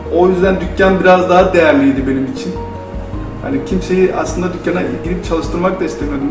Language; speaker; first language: Turkish; native; Turkish